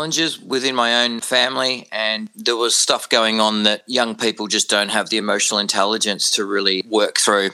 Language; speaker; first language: English; native; English